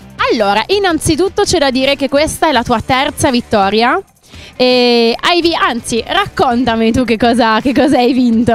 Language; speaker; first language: Italian; native; Italian